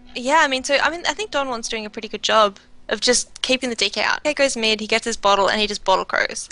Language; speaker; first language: English; native; English